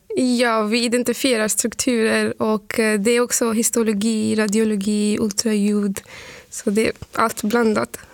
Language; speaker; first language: Swedish; non-native, fluent; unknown